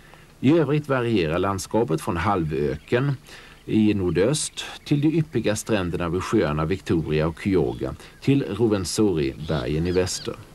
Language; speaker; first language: Swedish; native; Swedish